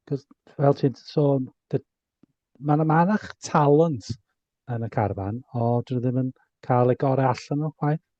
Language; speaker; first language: Welsh; non-native, fluent; English